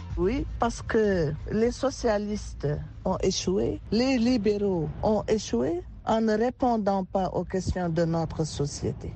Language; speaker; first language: French; non-native, local second language; Wolof